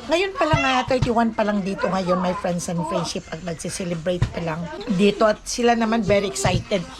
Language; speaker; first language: Filipino; non-native, local second language; Cebuano